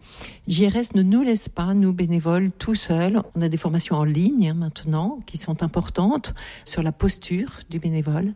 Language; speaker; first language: French; native; French